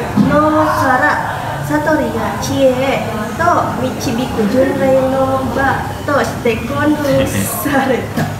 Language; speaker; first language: Japanese; non-native, learner; Indonesian